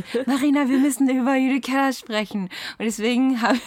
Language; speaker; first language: German; non-native, learner; Japanese